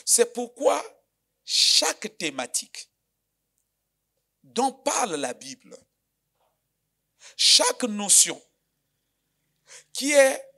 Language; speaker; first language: French; non-native, local second language; Lingala